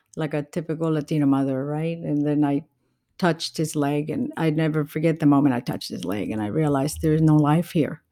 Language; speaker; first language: English; non-native, fluent; Spanish